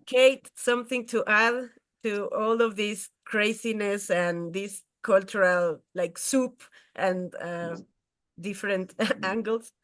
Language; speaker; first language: English; non-native, fluent; Spanish